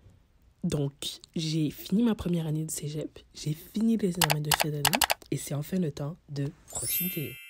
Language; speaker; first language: French; native; French